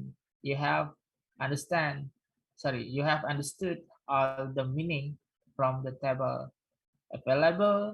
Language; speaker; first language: English; non-native, fluent; Indonesian